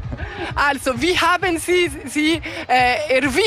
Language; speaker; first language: German; non-native, local second language; Italian